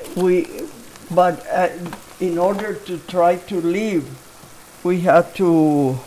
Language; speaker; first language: English; non-native, fluent; Spanish